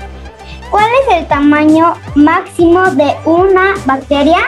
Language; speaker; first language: Spanish; native; Spanish